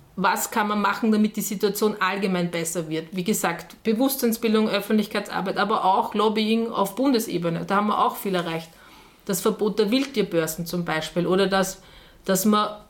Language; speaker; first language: German; native; German